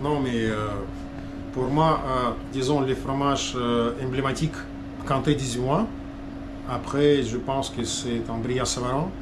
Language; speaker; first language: French; non-native, learner; Russian